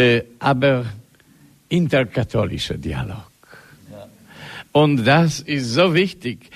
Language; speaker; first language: German; non-native, learner; Polish